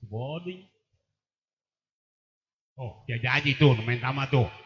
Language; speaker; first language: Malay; non-native, local second language; Sundanese